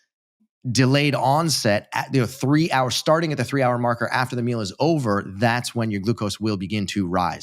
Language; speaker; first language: English; native; English